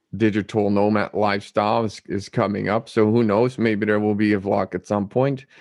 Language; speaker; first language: English; non-native, fluent; Dutch